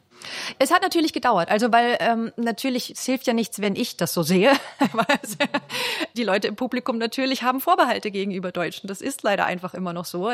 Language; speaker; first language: German; native; German